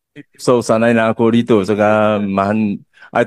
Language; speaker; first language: Filipino; non-native, learner; Chinese